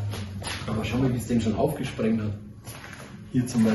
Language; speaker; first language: German; native; German